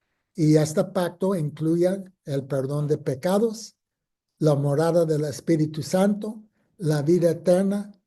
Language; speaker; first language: Spanish; non-native, fluent; English